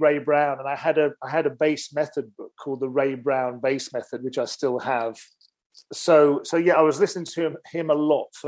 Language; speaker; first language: English; native; English